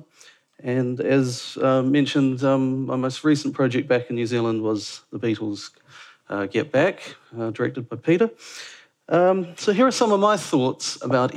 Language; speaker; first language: English; native; English